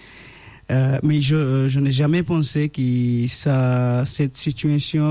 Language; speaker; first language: French; non-native, learner; Bangla